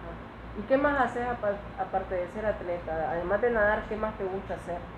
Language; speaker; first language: Spanish; native; Spanish